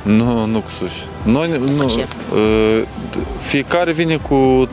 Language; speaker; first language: Romanian; non-native, local second language; Russian